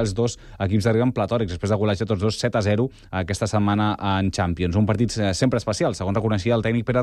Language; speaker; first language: Catalan; native; Catalan